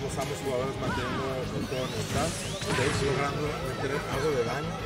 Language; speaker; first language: Spanish; native; Spanish